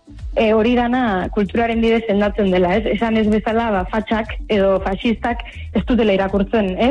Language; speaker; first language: Basque; native; Basque